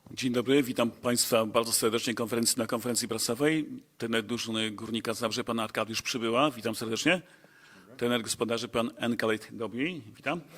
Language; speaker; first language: Polish; native; Polish